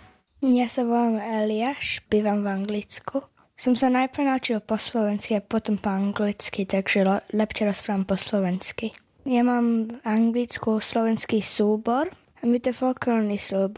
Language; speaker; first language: Slovak; early bilingual, heritage; Slovak